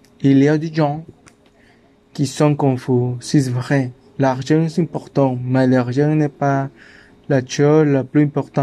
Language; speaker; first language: French; non-native, learner; Spanish